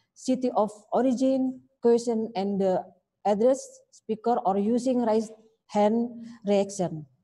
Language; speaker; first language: English; non-native, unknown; Indonesian